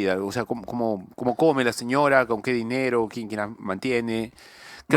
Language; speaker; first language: Spanish; native; Spanish